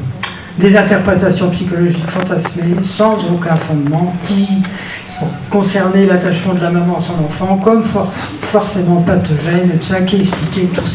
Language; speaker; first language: French; native; French